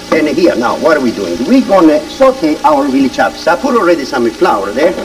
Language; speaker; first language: English; non-native, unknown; Italian